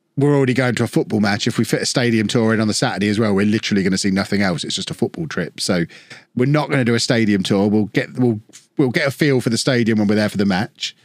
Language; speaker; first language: English; native; English